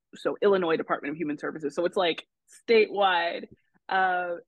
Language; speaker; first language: English; native; English